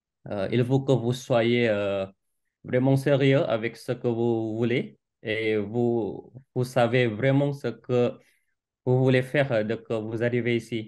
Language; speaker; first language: French; non-native, fluent; Indonesian